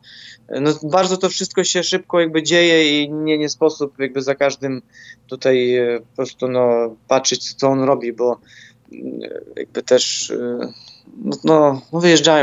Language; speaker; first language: Polish; non-native, fluent; Ukrainian